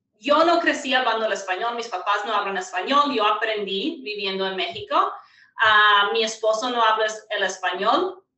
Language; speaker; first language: Spanish; non-native, fluent; English